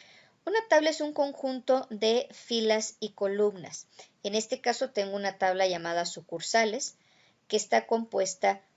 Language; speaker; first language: Spanish; native; Spanish